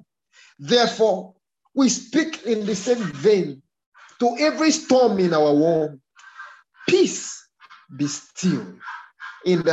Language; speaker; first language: English; non-native, local second language; Yoruba